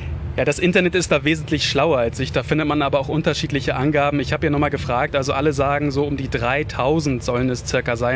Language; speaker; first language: German; native; German